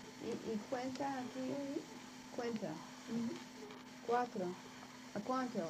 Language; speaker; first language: Spanish; non-native, learner; English